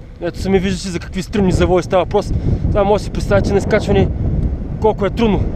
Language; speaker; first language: Bulgarian; native; Bulgarian